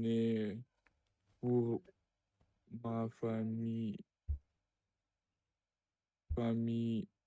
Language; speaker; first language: French; non-native, learner; Russian